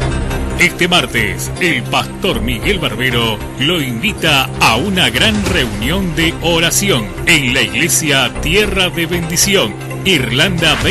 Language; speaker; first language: Spanish; native; Spanish